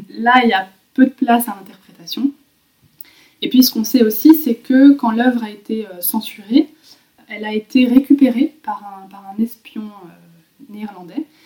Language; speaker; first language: French; native; French